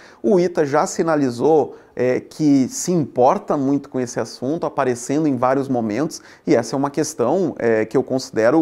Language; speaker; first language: Portuguese; native; Portuguese